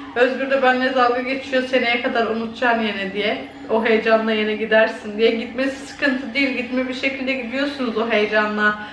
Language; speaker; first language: Turkish; early bilingual, heritage; Turkish